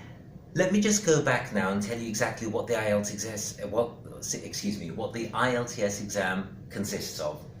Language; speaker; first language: English; non-native, fluent; Greek